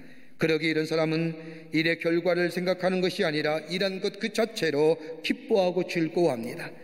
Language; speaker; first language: Korean; native; Korean